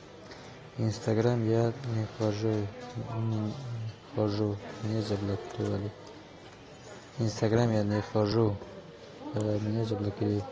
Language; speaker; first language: Russian; non-native, learner; Tajik